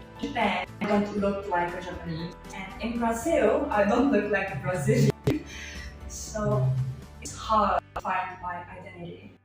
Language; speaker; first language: English; non-native, fluent; Portuguese